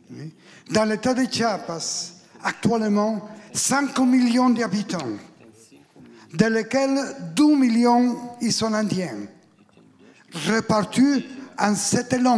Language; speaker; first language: French; non-native, learner; Spanish